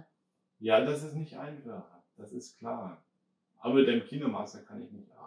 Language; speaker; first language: German; native; German